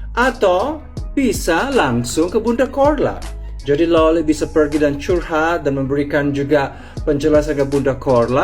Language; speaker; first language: Indonesian; non-native, fluent; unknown